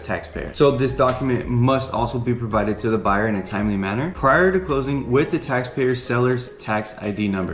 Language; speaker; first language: English; native; English